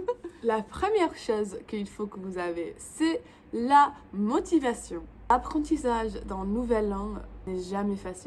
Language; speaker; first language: French; non-native, fluent; English